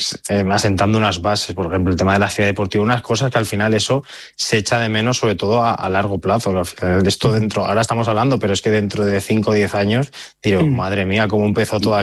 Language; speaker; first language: Spanish; native; Spanish